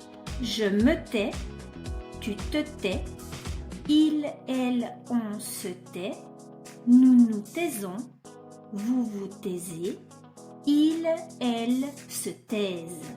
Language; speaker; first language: French; non-native, fluent; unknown